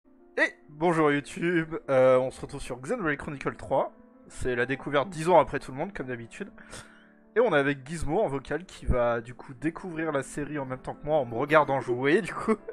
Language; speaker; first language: French; native; French